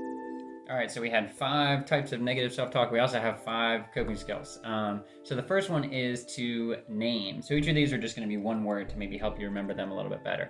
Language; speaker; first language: English; native; English